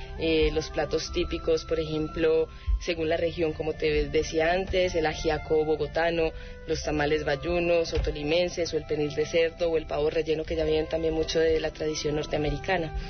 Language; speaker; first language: Spanish; native; Spanish